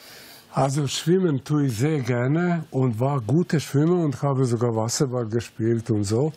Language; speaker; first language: German; non-native, fluent; Serbian